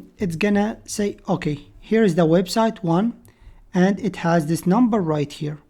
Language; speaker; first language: English; non-native, fluent; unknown